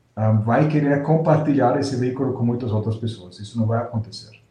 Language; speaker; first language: Portuguese; non-native, fluent; German